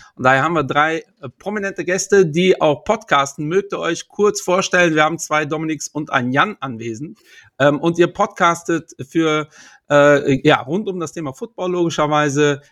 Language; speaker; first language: German; early bilingual, other home language; Portuguese